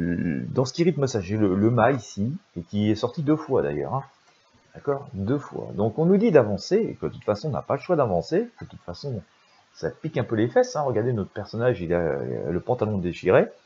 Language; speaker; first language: French; native; French